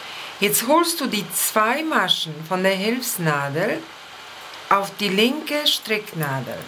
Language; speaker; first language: German; non-native, fluent; Polish